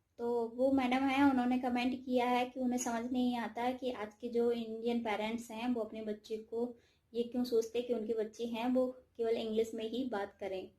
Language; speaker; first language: Hindi; native; Hindi